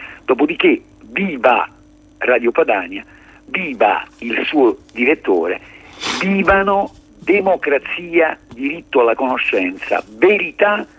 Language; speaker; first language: Italian; native; Italian